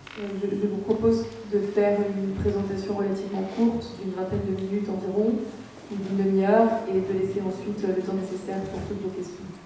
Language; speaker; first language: French; native; French